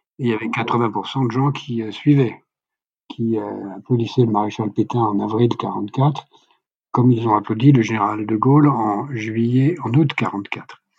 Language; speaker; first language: French; native; French